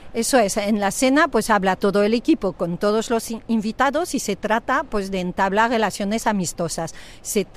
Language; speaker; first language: Spanish; non-native, fluent; French